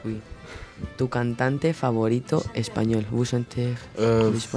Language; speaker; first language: Spanish; native; Spanish